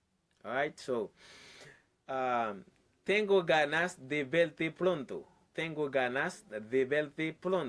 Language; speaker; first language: Spanish; non-native, learner; Haitian Creole